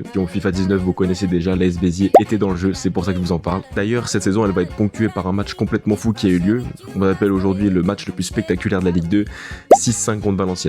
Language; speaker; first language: French; native; French